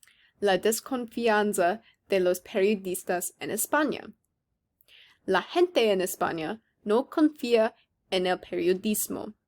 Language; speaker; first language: Spanish; non-native, learner; English